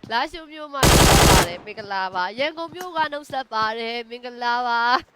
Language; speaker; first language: Burmese; native; Burmese